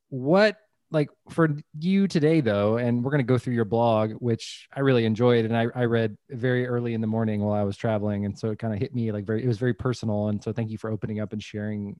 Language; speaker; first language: English; native; English